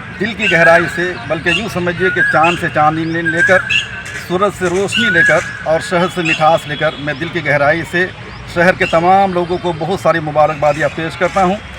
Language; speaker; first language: Urdu; non-native, local second language; Gujarati